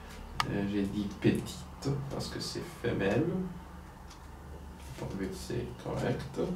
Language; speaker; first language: French; non-native, fluent; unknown